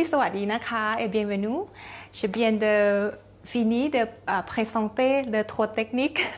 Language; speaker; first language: French; non-native, learner; Thai